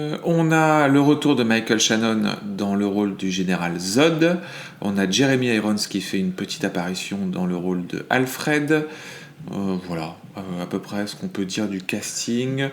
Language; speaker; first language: French; native; French